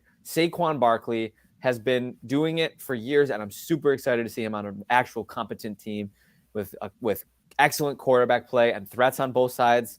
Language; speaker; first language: English; native; English